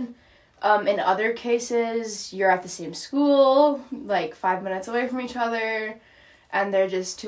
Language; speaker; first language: English; non-native, local second language; Cantonese